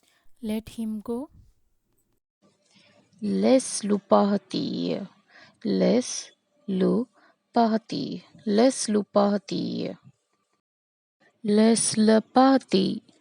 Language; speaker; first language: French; non-native, fluent; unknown